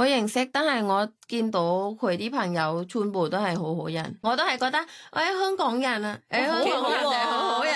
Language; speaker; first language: Cantonese; non-native, learner; Thai